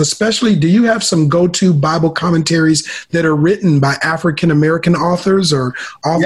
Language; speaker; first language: English; native; English